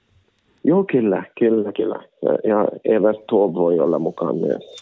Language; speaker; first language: Finnish; non-native, local second language; Swedish